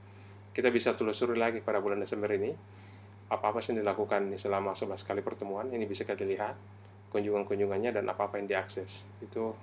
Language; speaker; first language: Indonesian; native; Indonesian